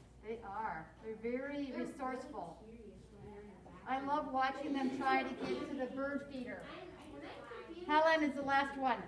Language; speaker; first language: English; native; English